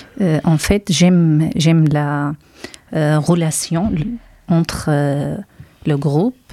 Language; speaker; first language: French; non-native, learner; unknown